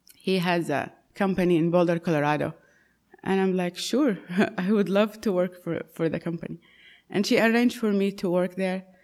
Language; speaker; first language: English; non-native, fluent; Arabic